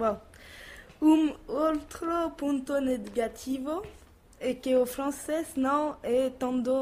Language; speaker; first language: Portuguese; non-native, learner; French